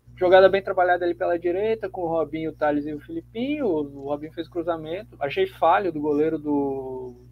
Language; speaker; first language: Portuguese; native; Portuguese